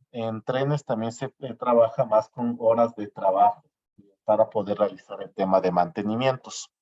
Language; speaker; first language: Spanish; native; Spanish